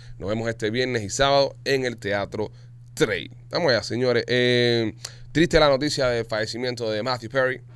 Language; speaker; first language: Spanish; native; Spanish